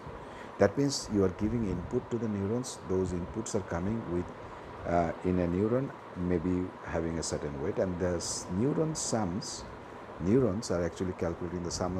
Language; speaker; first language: English; non-native, local second language; Bangla